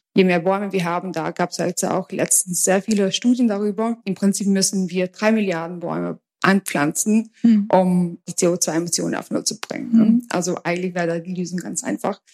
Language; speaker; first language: German; early bilingual, other home language; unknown